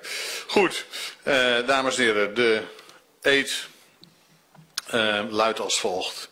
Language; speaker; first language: Dutch; native; Dutch